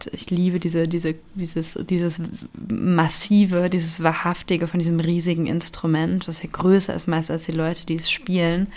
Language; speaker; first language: German; native; German